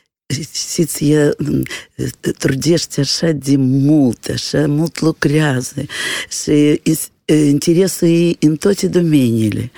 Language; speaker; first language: Romanian; non-native, local second language; Russian